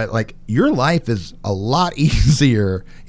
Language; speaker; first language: English; native; English